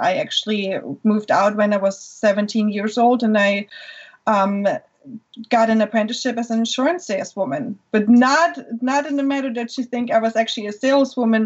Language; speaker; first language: English; non-native, fluent; German